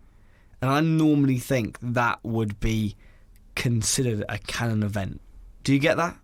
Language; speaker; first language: English; native; English